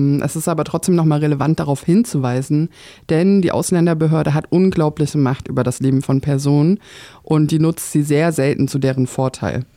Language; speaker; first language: German; native; German